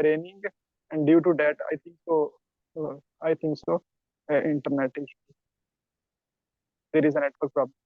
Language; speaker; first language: English; non-native, learner; Urdu